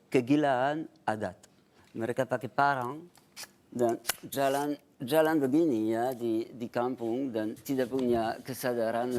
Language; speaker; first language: Indonesian; non-native, fluent; French